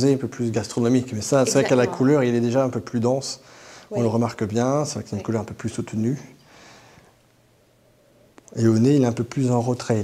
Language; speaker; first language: French; native; French